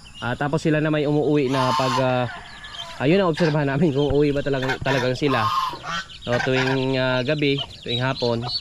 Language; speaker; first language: Filipino; non-native, local second language; Cebuano